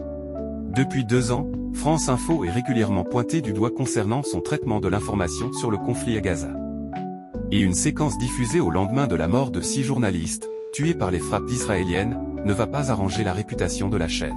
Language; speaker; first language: French; native; French